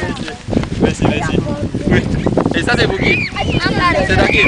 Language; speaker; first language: French; non-native, learner; Chinese